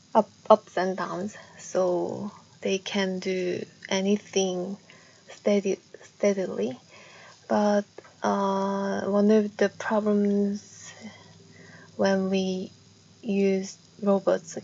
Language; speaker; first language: English; non-native, fluent; Korean